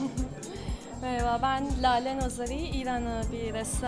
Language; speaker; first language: Turkish; non-native, fluent; Persian